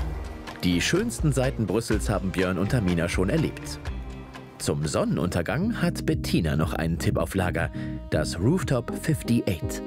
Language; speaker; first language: German; native; German